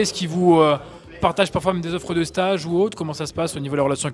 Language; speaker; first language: French; native; French